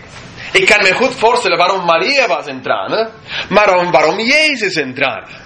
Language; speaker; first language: Dutch; non-native, fluent; English